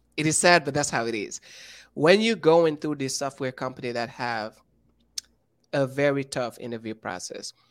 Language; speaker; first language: English; non-native, fluent; Wolof